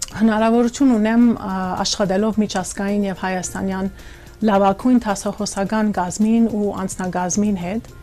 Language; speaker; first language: Armenian; early bilingual, heritage; Armenian